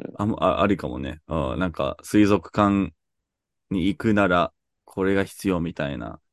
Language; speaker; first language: Japanese; non-native, fluent; English